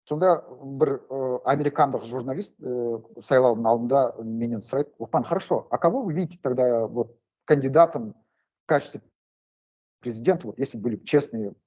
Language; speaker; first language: Russian; non-native, local second language; Kazakh